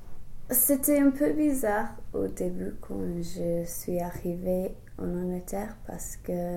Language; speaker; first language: French; non-native, fluent; English